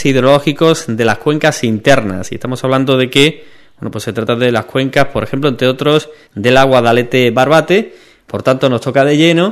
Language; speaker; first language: Spanish; native; Spanish